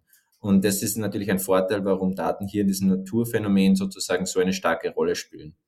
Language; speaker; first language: German; native; German